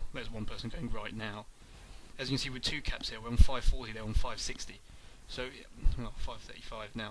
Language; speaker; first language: English; native; English